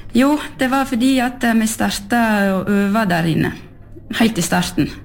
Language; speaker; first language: Norwegian; non-native, fluent; French